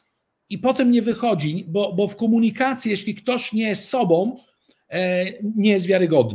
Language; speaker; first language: Polish; early bilingual, heritage; Italian